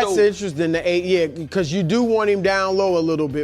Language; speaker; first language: English; native; English